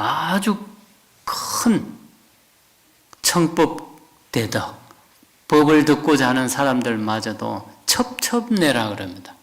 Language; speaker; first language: Korean; native; Korean